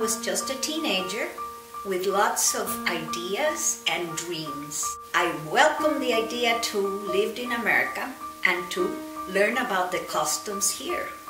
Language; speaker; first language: English; non-native, fluent; Spanish